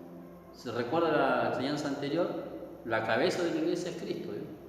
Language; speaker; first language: Spanish; native; Spanish